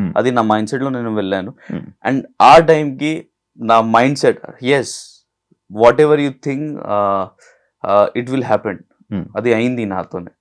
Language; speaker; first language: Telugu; non-native, learner; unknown